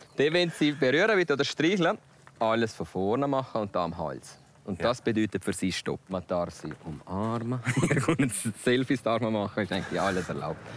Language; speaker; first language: German; native; German